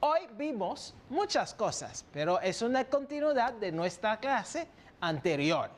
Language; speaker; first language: Spanish; non-native, fluent; French